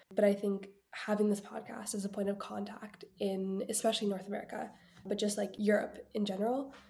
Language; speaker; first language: English; early bilingual, other home language; Ukrainian